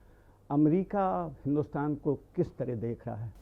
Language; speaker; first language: Urdu; native; Urdu